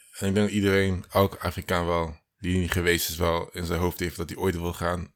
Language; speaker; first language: Dutch; early bilingual, other home language; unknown